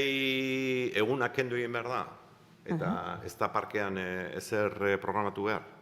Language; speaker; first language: Basque; native; Basque